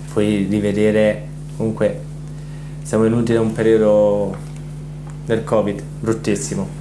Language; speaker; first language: Italian; native; Italian